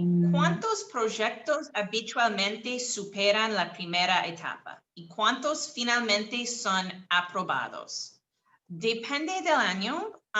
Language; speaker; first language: Spanish; non-native, fluent; English